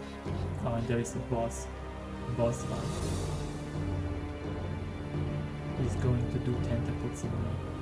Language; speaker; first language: English; non-native, fluent; German